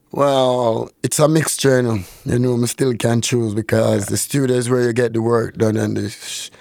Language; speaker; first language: English; non-native, local second language; Jamaican Creole English